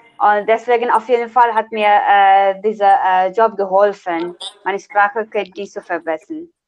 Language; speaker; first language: German; non-native, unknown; Nepali